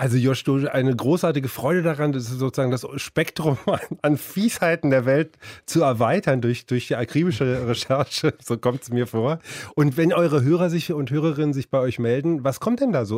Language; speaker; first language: German; native; German